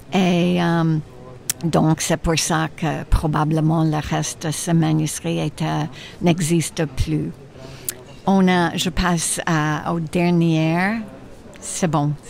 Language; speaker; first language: French; non-native, fluent; English